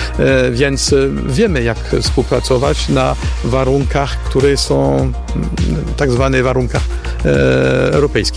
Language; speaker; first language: Polish; non-native, fluent; French